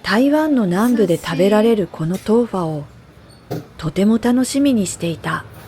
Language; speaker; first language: Japanese; native; Japanese